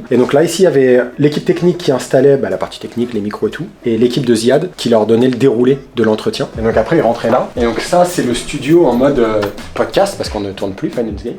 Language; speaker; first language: French; native; French